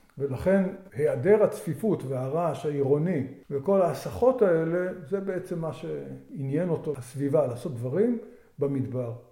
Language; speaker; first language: Hebrew; native; Hebrew